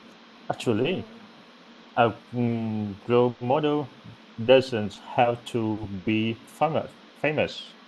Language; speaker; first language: English; non-native, learner; Vietnamese